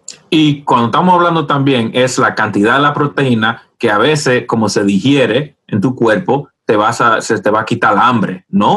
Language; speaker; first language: Spanish; early bilingual, heritage; Spanish